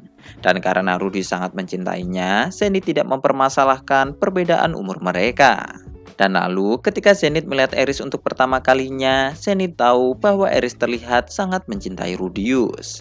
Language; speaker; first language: Indonesian; native; Indonesian